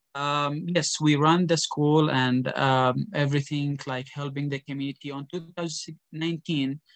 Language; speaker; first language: English; non-native, fluent; Arabic